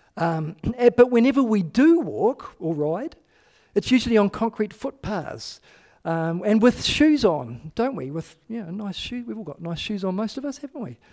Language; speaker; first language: English; native; English